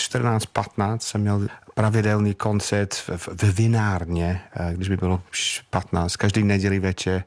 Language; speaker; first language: Czech; non-native, fluent; English